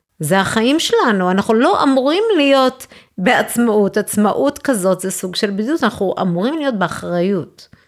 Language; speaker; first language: Hebrew; early bilingual, other home language; English